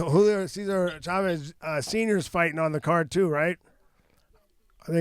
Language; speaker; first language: English; native; English